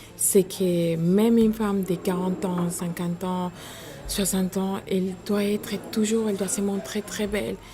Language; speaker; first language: French; non-native, fluent; Spanish